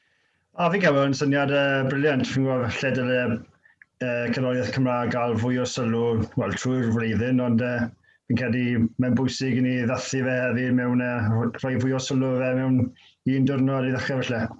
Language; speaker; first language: Welsh; native; Welsh